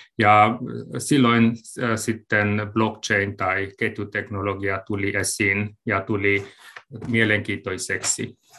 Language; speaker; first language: Finnish; non-native, fluent; Hungarian